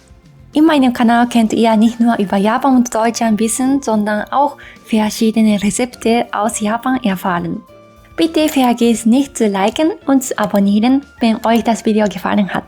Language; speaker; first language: German; non-native, fluent; Japanese